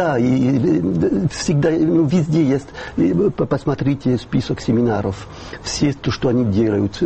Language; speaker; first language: Russian; non-native, fluent; French